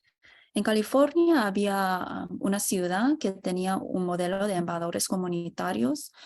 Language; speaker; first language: Spanish; non-native, fluent; English